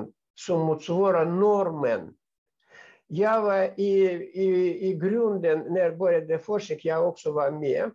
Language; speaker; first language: Swedish; non-native, fluent; Russian